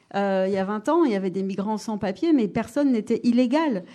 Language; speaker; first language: French; native; French